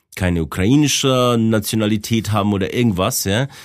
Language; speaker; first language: German; non-native, fluent; Bosnian